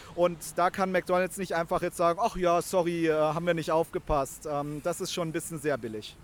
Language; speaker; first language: German; native; German